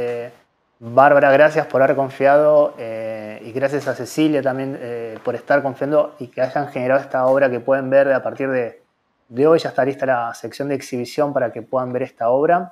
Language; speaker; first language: Spanish; native; Spanish